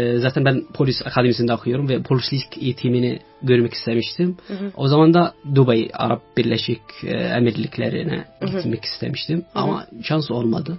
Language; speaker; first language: Turkish; non-native, fluent; Arabic